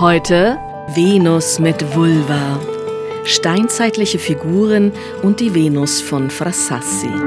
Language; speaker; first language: German; native; German